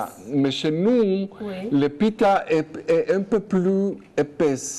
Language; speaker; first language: French; non-native, fluent; Hebrew